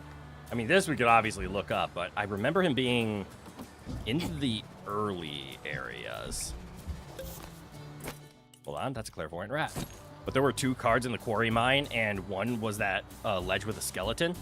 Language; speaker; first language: English; native; English